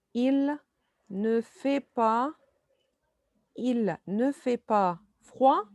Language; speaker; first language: French; non-native, fluent; Arabic